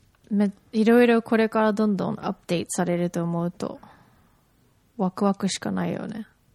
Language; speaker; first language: Japanese; native; Japanese